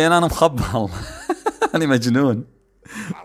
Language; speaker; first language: Arabic; native; Arabic